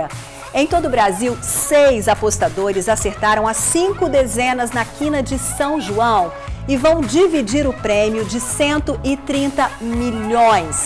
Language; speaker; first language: Portuguese; native; Portuguese